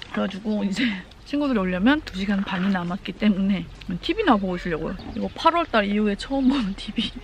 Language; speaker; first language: Korean; native; Korean